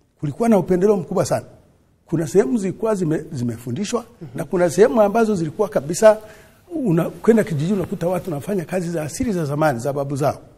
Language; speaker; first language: Swahili; non-native, fluent; Kinyarwanda